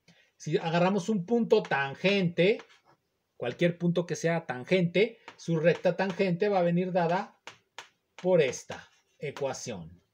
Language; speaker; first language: Spanish; native; Spanish